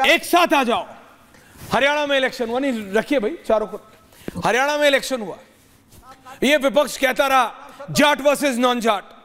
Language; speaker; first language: Hindi; native; Hindi